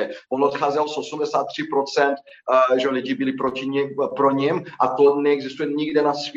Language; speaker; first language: Czech; non-native, fluent; Portuguese